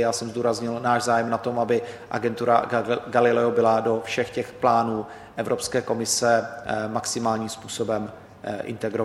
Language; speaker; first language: Czech; native; Czech